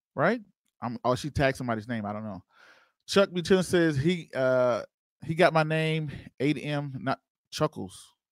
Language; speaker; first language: English; native; English